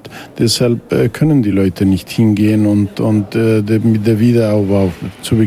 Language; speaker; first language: German; non-native, fluent; Kurdish